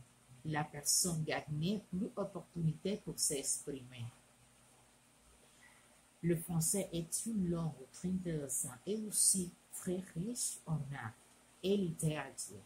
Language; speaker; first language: French; non-native, learner; Spanish